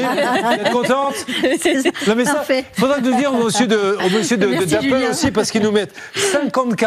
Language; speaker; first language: French; native; French